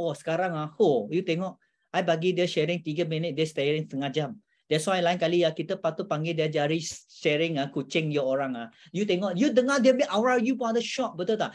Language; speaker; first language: Malay; non-native, local second language; Chinese